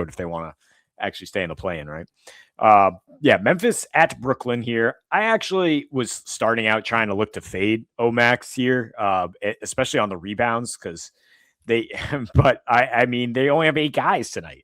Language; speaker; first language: English; native; English